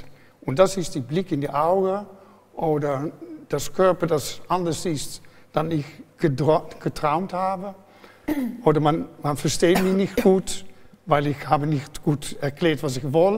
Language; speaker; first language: German; non-native, fluent; Dutch